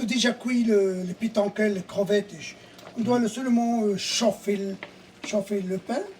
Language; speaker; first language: French; non-native, fluent; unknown